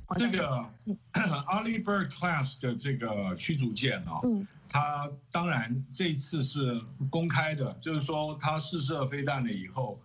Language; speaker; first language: Chinese; native; Chinese